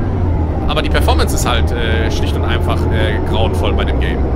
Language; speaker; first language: German; native; German